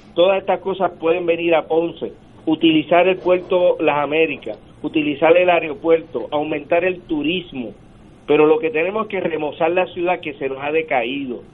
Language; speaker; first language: Spanish; native; Spanish